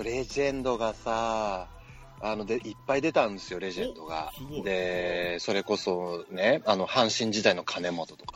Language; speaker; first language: Japanese; native; Japanese